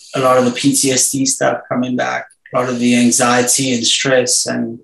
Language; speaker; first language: English; native; English